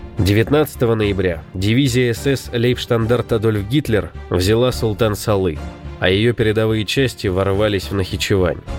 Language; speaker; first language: Russian; native; Russian